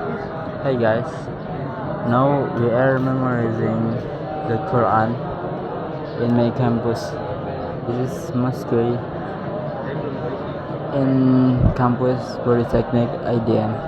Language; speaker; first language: English; non-native, learner; Indonesian